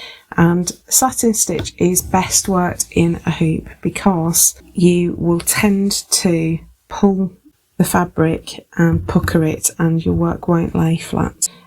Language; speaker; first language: English; native; English